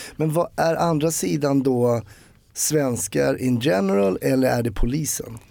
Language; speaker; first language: Swedish; native; Swedish